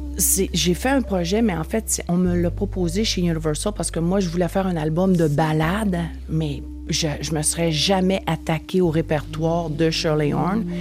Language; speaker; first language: French; native; French